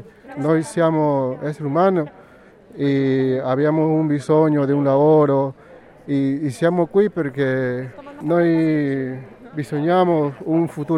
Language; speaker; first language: Italian; non-native, learner; Spanish